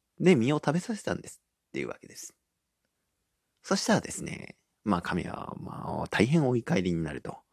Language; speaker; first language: Japanese; native; Japanese